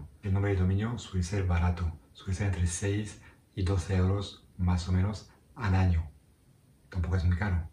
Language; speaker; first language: Spanish; non-native, fluent; French